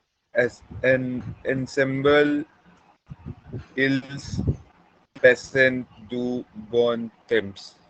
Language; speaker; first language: French; non-native, learner; Hindi